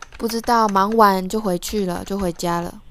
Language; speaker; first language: Chinese; native; Chinese